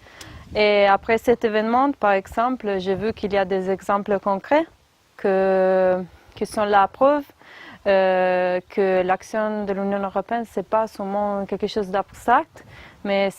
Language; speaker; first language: French; non-native, fluent; Italian